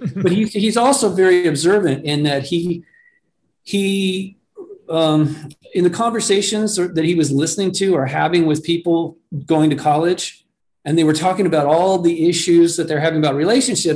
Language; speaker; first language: English; native; English